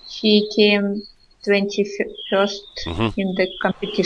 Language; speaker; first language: English; non-native, learner; Russian